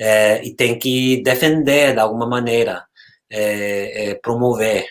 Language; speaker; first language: Portuguese; non-native, fluent; English